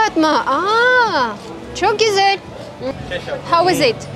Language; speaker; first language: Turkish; non-native, learner; Kazakh